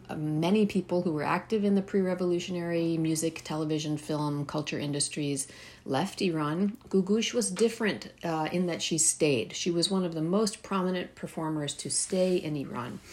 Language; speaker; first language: English; early bilingual, heritage; Persian